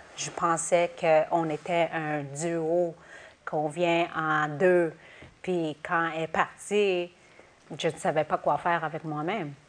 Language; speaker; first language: French; non-native, local second language; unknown